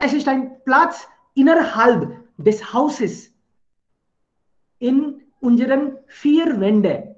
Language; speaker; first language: German; non-native, fluent; Hindi